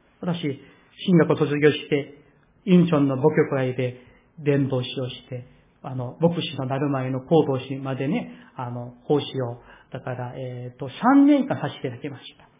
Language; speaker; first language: Japanese; non-native, fluent; Korean